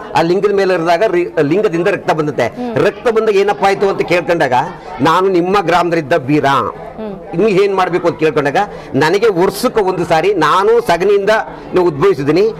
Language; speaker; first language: Kannada; native; Kannada